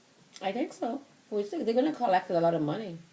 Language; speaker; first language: English; non-native, learner; Portuguese